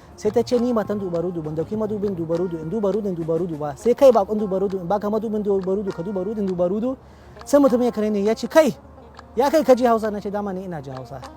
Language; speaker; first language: Hausa; non-native, local second language; Arabic